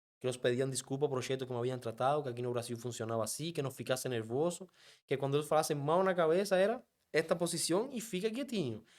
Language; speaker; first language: Portuguese; non-native, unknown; Spanish